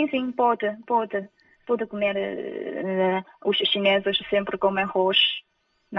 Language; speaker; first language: Portuguese; non-native, fluent; Chinese